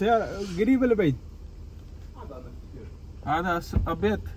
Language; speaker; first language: Arabic; non-native, learner; Malayalam